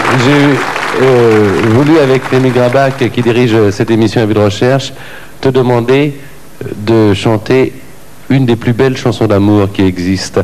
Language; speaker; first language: French; native; French